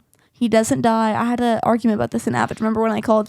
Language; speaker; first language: English; native; English